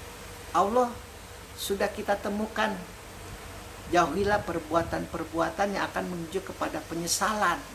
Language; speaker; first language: Indonesian; native; Indonesian